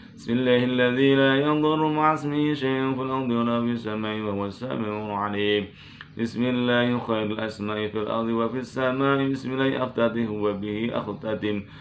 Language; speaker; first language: Arabic; non-native, fluent; Indonesian